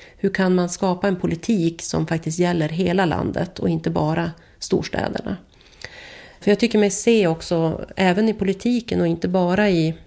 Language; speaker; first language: Swedish; native; Swedish